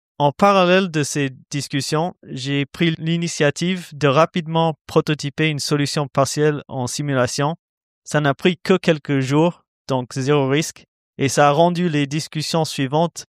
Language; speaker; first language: French; non-native, fluent; English